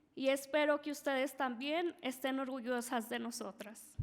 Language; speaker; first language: Spanish; early bilingual, other home language; English